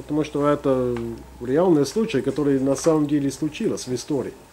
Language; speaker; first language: Russian; non-native, fluent; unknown